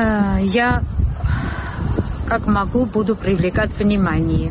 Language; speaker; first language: Russian; non-native, local second language; Georgian